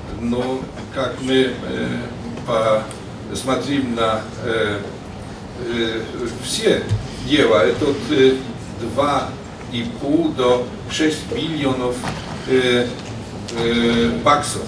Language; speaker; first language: Russian; non-native, learner; Polish